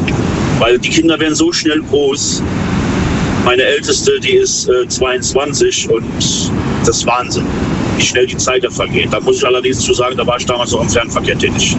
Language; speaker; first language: German; native; German